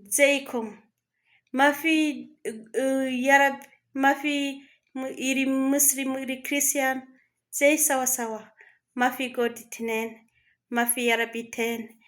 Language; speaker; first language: Arabic; non-native, learner; Kinyarwanda